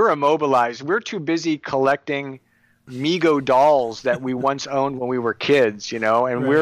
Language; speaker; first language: English; native; English